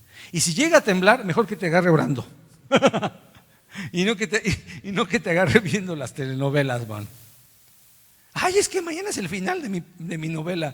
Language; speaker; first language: Spanish; native; Spanish